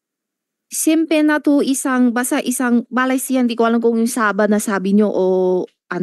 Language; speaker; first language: Filipino; non-native, learner; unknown